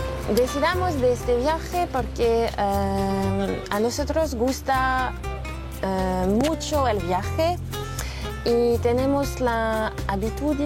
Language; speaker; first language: Spanish; non-native, learner; French